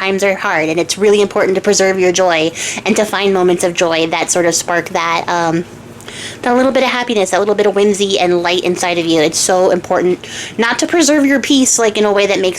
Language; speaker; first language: English; native; English